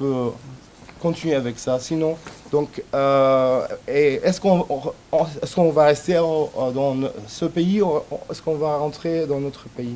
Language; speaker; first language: French; non-native, fluent; Arabic